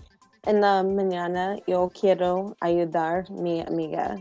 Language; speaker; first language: Spanish; non-native, learner; English